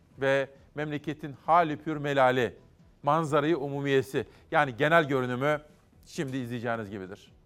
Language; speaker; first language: Turkish; native; Turkish